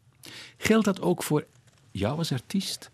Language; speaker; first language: Dutch; native; Dutch